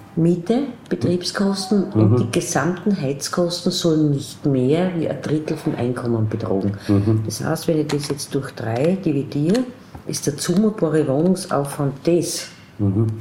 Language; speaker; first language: German; native; German